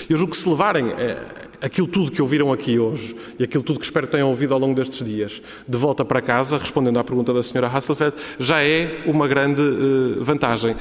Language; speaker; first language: Portuguese; native; Portuguese